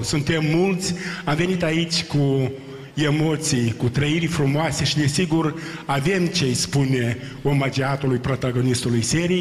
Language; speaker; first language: Romanian; native; Romanian